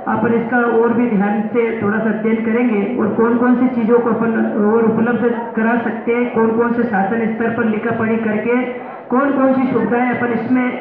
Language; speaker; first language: Hindi; native; Hindi